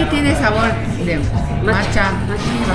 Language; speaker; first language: Spanish; non-native, fluent; Japanese